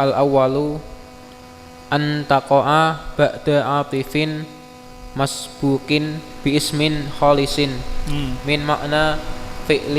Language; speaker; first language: Arabic; non-native, learner; Indonesian